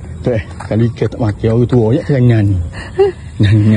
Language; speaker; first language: Malay; native; Malay